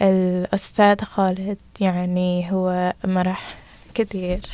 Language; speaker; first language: Arabic; non-native, learner; English